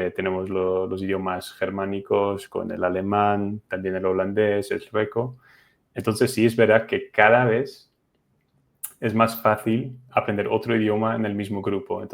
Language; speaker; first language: Spanish; non-native, fluent; Dutch